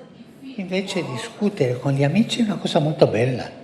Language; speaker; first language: Italian; early bilingual, heritage; Spanish